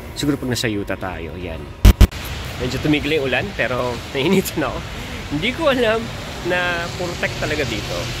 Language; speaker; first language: Filipino; native; Filipino